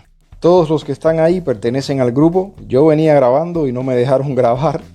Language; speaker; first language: Spanish; native; Spanish